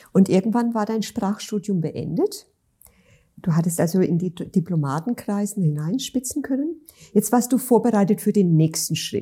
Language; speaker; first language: German; native; German